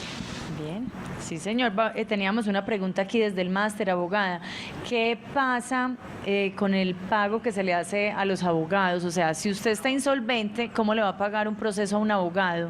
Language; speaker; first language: Spanish; native; Spanish